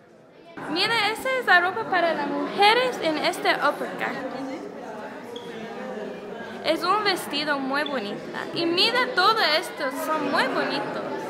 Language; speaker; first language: Spanish; non-native, learner; English